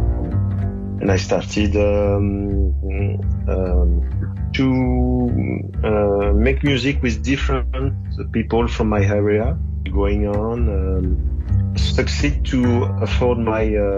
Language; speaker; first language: English; non-native, fluent; French